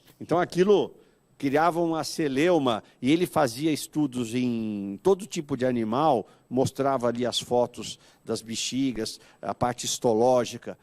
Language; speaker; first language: Portuguese; native; Portuguese